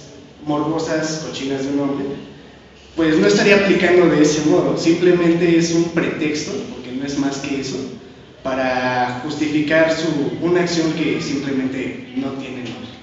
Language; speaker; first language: Spanish; native; Spanish